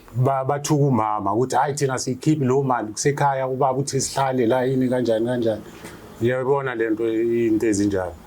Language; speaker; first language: Zulu; native; Zulu